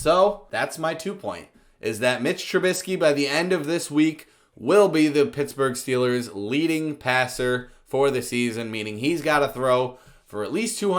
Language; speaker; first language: English; native; English